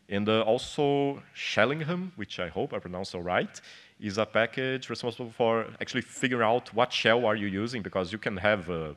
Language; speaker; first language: English; non-native, fluent; Portuguese